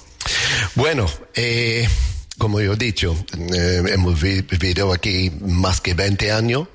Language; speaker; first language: Spanish; non-native, fluent; English